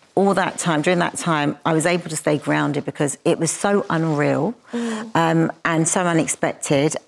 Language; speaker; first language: English; native; English